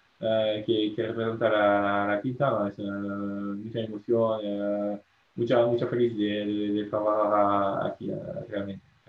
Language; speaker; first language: Spanish; non-native, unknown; French